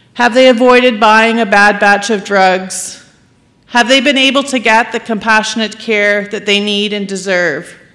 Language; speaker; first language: English; native; English